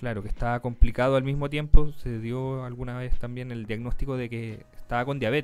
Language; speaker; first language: Spanish; native; Spanish